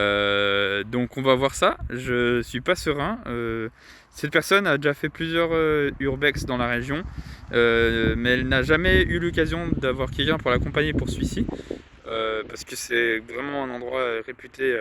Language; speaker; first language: French; native; French